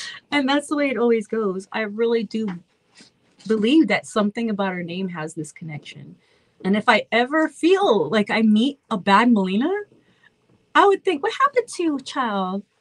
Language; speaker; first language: English; native; English